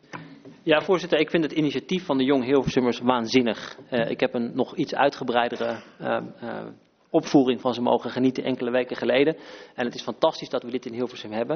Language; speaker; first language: Dutch; native; Dutch